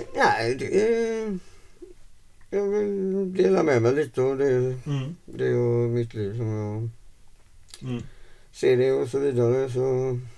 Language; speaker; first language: Swedish; native; Swedish